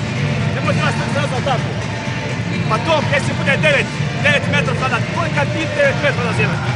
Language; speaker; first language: Russian; non-native, learner; Croatian